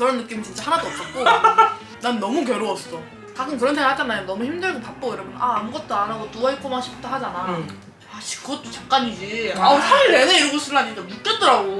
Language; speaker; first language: Korean; native; Korean